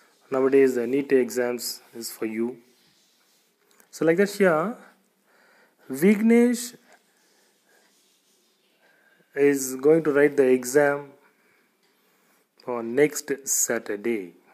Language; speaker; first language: English; non-native, local second language; Tamil